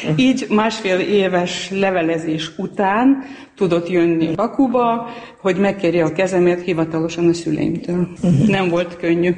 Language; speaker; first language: Hungarian; non-native, fluent; Armenian